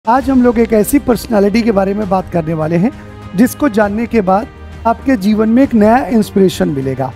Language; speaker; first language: Hindi; native; Hindi